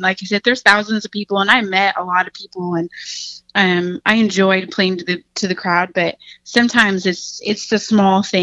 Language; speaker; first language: English; native; English